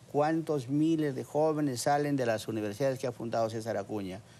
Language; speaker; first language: Spanish; native; Spanish